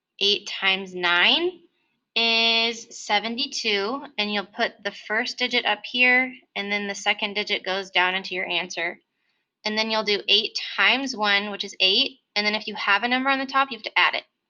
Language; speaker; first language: English; native; English